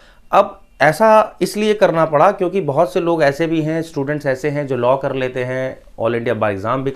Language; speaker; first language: Hindi; native; Hindi